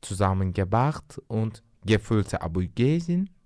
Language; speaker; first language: German; non-native, learner; Turkish